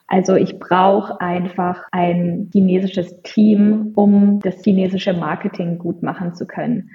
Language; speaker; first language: German; native; German